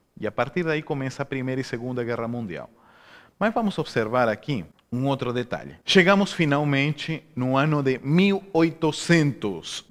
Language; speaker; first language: Portuguese; non-native, fluent; Spanish